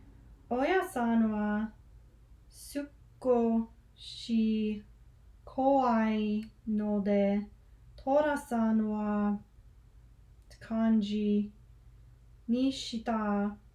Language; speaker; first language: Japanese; non-native, learner; English